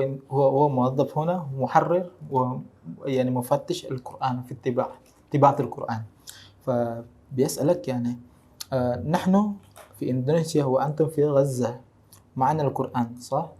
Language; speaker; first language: Arabic; non-native, fluent; Indonesian